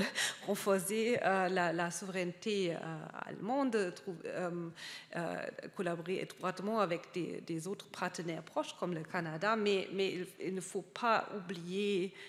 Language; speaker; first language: French; non-native, fluent; German